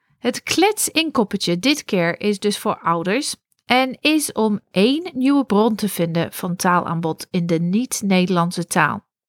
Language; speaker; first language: Dutch; non-native, fluent; English